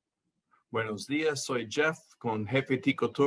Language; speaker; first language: Spanish; non-native, fluent; English